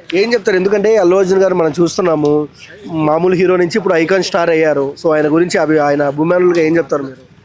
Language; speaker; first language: Telugu; native; Telugu